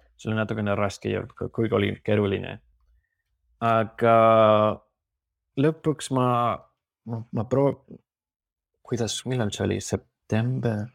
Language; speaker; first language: Estonian; non-native, fluent; Spanish